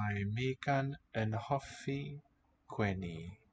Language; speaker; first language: Welsh; non-native, learner; English